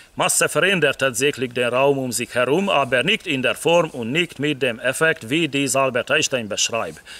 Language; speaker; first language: German; non-native, fluent; Hungarian